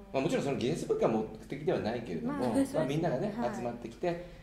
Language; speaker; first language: Japanese; native; Japanese